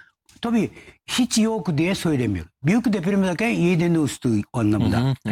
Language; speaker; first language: Turkish; non-native, fluent; Japanese